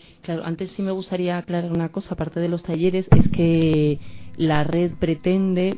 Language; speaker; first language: Spanish; native; Spanish